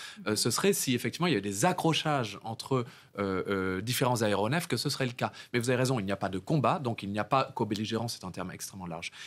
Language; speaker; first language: French; native; French